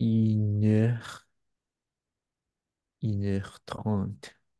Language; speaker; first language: French; non-native, learner; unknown